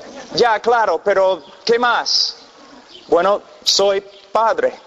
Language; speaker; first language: Spanish; non-native, fluent; English